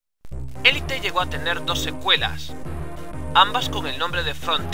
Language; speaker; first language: Spanish; native; Spanish